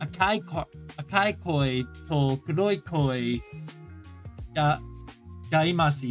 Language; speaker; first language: Japanese; non-native, learner; English